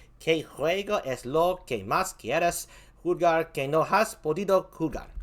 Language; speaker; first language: Spanish; non-native, learner; English